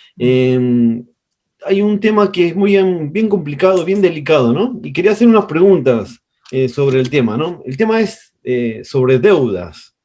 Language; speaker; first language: Spanish; native; Spanish